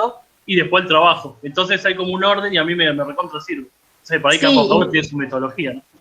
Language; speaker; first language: Spanish; native; Spanish